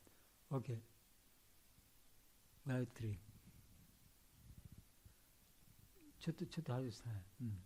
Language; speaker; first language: Japanese; non-native, learner; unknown